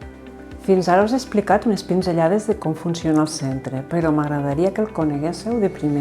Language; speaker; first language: Catalan; native; Catalan